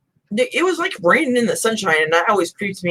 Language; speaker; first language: English; native; English